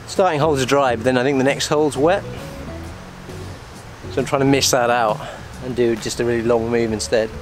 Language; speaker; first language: English; native; English